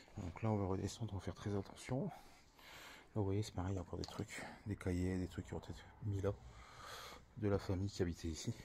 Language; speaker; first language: French; native; French